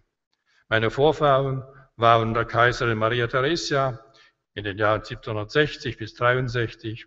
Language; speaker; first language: German; native; German